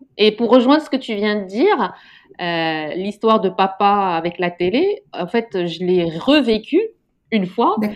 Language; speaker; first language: French; non-native, local second language; Arabic